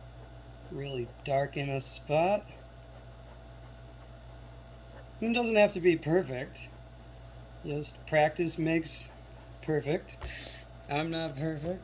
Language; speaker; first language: English; native; English